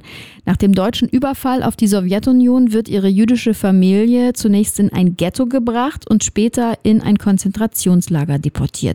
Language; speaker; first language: German; native; German